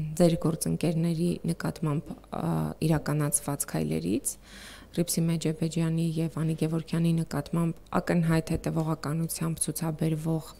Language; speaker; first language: Armenian; native; Armenian